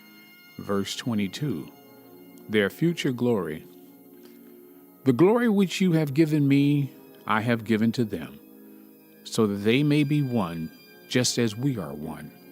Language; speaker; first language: English; native; English